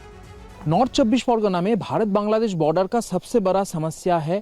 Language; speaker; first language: Hindi; non-native, local second language; Bangla